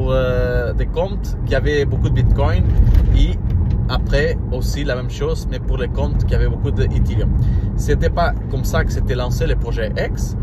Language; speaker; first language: French; non-native, learner; Portuguese